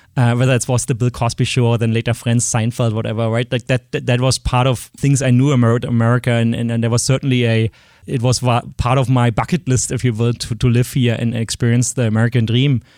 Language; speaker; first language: English; non-native, fluent; German